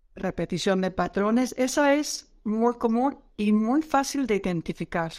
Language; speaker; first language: Spanish; non-native, fluent; Dutch